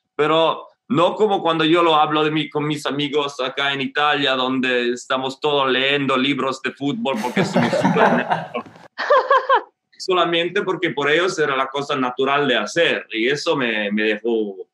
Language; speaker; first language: Spanish; non-native, fluent; English